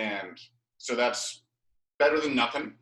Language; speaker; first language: English; native; English